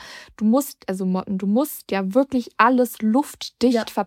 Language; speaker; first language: German; native; German